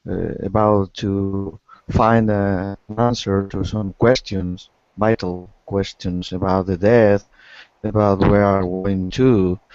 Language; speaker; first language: English; non-native, learner; Spanish